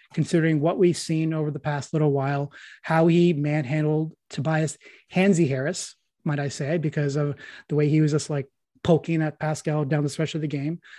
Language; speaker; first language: English; native; English